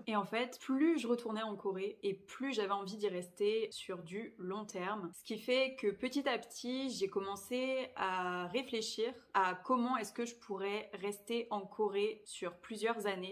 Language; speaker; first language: French; native; French